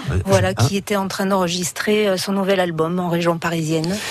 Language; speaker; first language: French; native; French